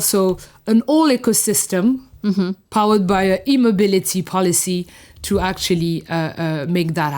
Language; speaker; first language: English; non-native, fluent; French